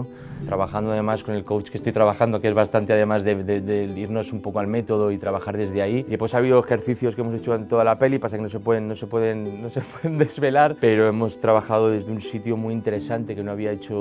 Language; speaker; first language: Spanish; native; Spanish